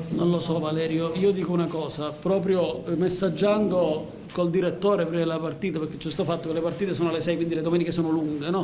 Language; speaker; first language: Italian; native; Italian